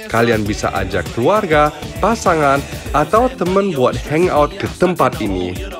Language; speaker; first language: Indonesian; native; Indonesian